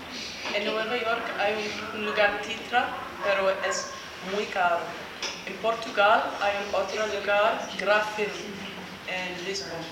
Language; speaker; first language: Spanish; non-native, learner; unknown